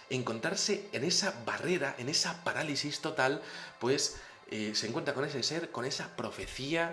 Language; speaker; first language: Spanish; native; Spanish